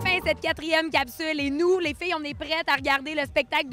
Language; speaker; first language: French; native; French